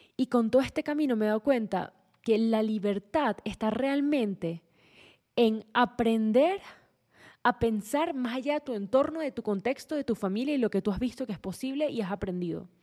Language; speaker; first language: Spanish; native; Spanish